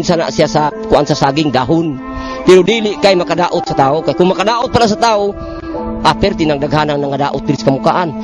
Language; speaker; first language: Cebuano; non-native, local second language; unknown